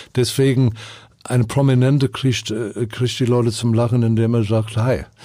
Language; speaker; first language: German; non-native, fluent; English